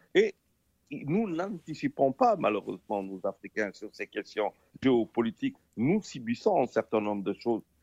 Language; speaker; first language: French; non-native, local second language; Wolof